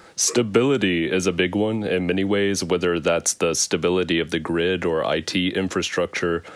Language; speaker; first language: English; native; English